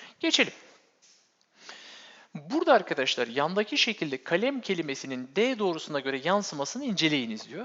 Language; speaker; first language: Turkish; native; Turkish